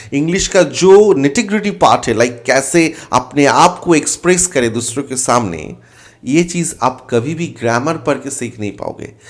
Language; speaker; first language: Hindi; non-native, local second language; Bangla